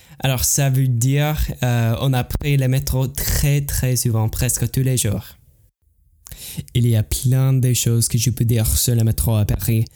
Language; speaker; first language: French; non-native, learner; English